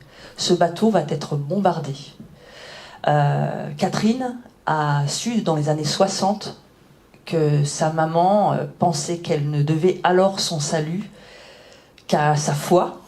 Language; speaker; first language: French; native; French